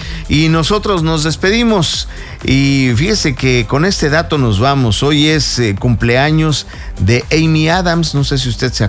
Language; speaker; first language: Spanish; native; Spanish